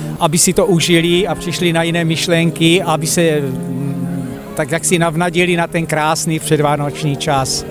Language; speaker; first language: Czech; native; Czech